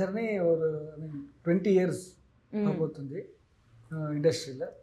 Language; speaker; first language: Telugu; non-native, local second language; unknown